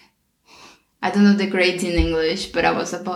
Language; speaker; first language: English; non-native, fluent; Portuguese